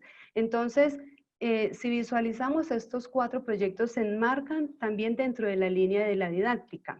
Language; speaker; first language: Spanish; native; Spanish